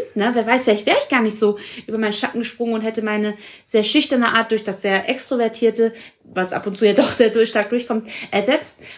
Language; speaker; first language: German; early bilingual, other home language; Italian